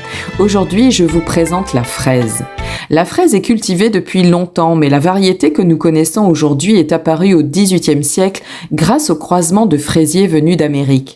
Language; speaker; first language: French; native; French